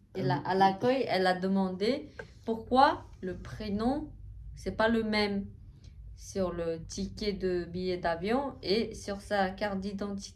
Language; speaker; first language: French; non-native, fluent; Tibetan